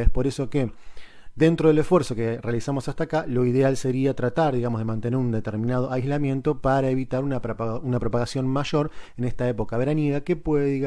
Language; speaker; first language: Spanish; native; Spanish